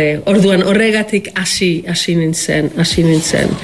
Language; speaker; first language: Basque; non-native, learner; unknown